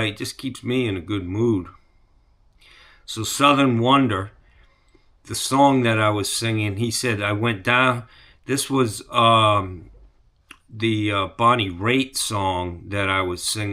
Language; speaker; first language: English; native; English